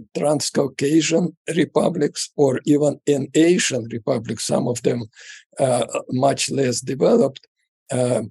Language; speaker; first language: English; non-native, fluent; Russian